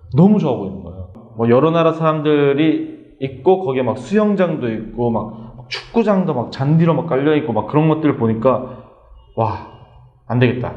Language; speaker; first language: Korean; native; Korean